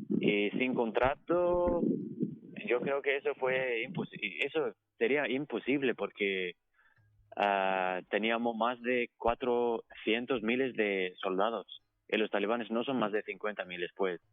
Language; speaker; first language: Spanish; non-native, fluent; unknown